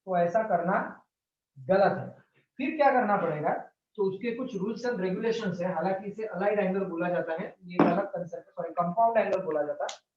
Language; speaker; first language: Hindi; non-native, local second language; Marathi